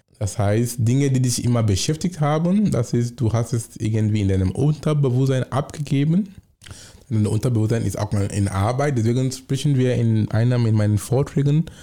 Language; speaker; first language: German; non-native, fluent; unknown